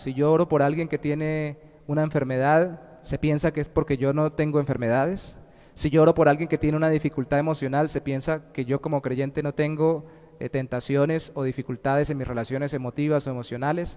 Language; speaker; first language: Spanish; native; Spanish